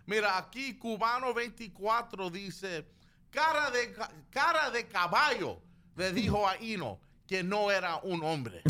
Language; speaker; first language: Spanish; early bilingual, other home language; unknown